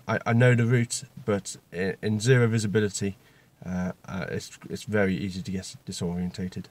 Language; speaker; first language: English; native; English